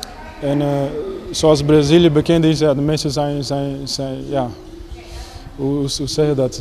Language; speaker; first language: Dutch; non-native, fluent; Portuguese